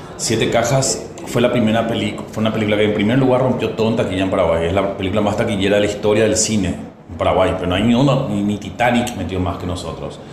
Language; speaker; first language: Spanish; native; Spanish